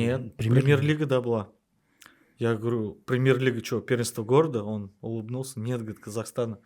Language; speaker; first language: Russian; native; Russian